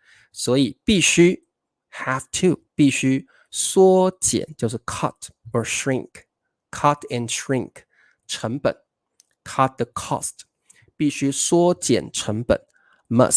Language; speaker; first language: Chinese; native; Chinese